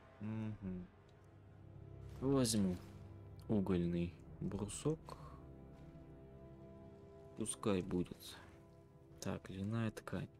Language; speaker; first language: Russian; native; Russian